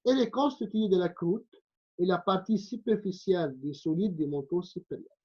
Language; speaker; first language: French; non-native, local second language; Arabic